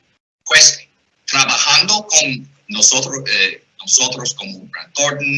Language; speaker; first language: Spanish; non-native, fluent; English